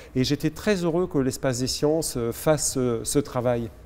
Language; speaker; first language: French; native; French